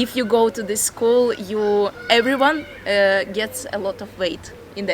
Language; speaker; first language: English; non-native, fluent; Latvian